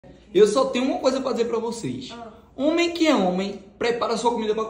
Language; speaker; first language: Portuguese; native; Portuguese